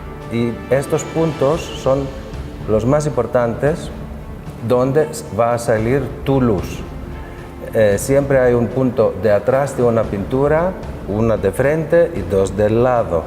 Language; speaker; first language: Spanish; non-native, fluent; Greek